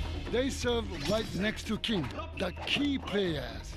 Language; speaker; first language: English; non-native, fluent; Japanese